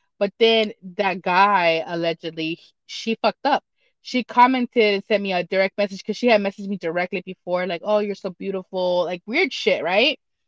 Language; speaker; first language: English; early bilingual, other home language; Spanish